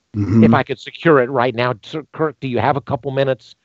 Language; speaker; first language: English; native; English